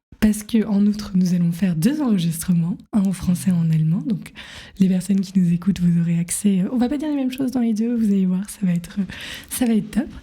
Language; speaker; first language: French; native; French